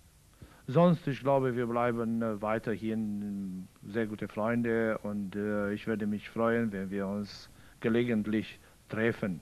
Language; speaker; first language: German; non-native, fluent; Romanian